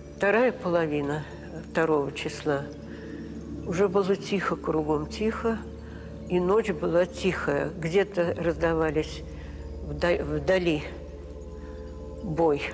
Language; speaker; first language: Russian; native; Russian